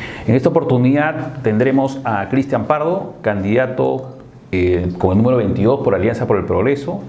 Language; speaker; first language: Spanish; native; Spanish